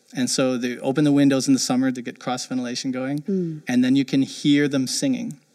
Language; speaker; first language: English; early bilingual, heritage; German